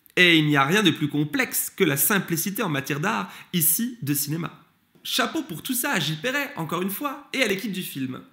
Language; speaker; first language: French; early bilingual, other home language; Turkish